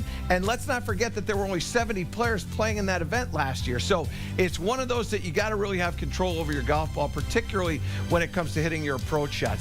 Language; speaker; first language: English; native; English